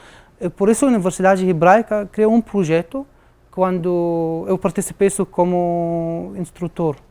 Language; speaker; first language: Portuguese; non-native, learner; Arabic